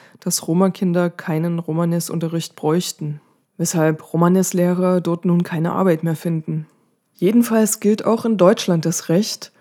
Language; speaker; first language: German; native; German